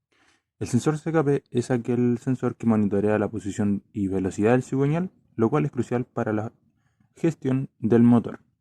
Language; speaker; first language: Spanish; native; Spanish